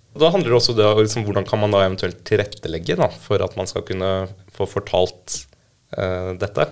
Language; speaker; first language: Norwegian; native; Norwegian